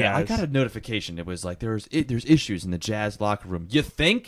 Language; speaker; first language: English; native; English